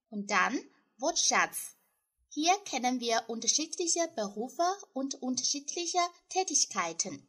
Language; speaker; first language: German; non-native, fluent; Chinese